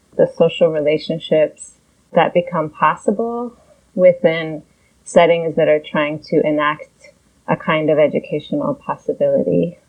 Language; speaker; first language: English; early bilingual, other home language; Persian